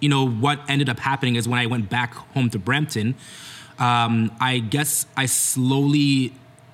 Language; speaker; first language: English; native; English